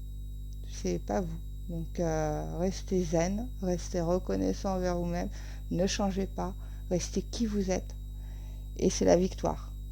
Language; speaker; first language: French; native; French